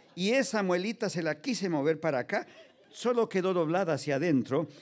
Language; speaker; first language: Spanish; early bilingual, heritage; Spanish